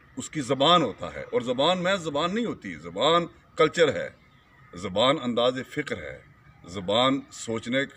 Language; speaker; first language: Urdu; non-native, local second language; Pahari-Potwari